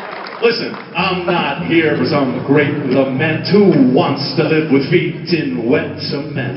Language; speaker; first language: English; native; English